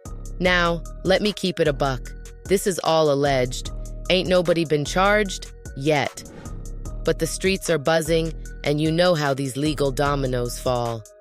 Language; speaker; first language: English; native; English